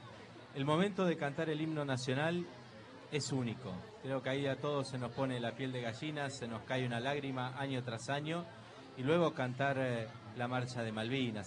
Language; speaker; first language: Spanish; native; Spanish